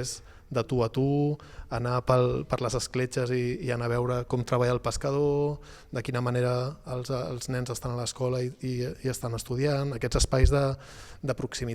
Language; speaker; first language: Catalan; native; Catalan